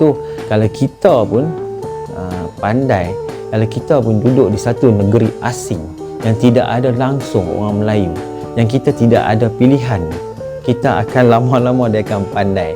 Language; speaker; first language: Malay; native; Malay